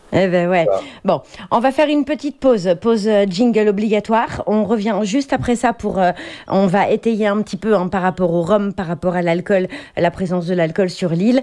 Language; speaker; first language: French; native; French